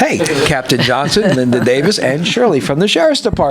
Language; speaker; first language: English; native; English